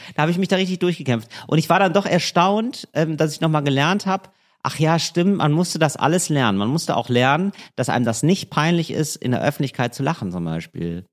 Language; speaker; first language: German; native; German